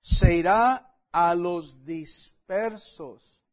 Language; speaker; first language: Spanish; non-native, fluent; English